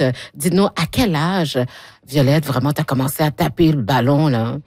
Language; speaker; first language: French; native; French